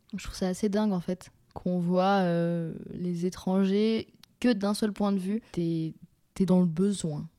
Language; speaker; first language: French; native; French